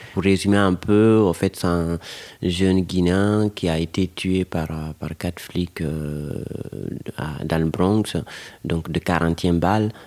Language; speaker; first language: French; non-native, local second language; Fula